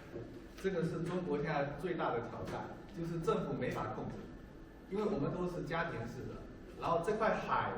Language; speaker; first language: Chinese; native; Chinese